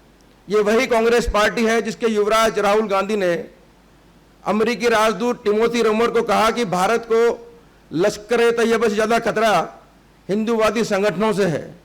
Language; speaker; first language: Hindi; native; Hindi